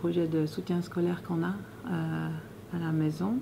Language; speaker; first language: French; native; French